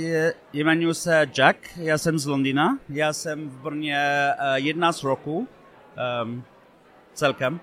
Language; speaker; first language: Czech; non-native, fluent; English